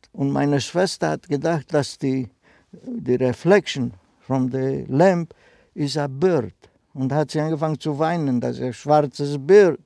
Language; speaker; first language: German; non-native, learner; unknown